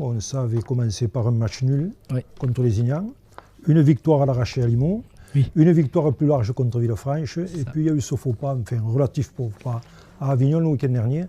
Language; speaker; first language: French; native; French